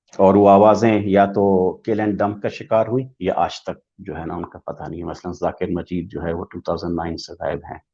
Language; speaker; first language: Urdu; non-native, local second language; Baluchi